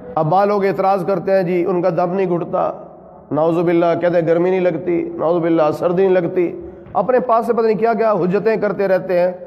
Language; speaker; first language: Urdu; non-native, local second language; Punjabi